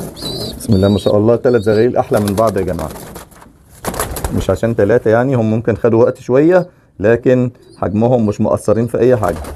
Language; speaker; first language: Arabic; native; Arabic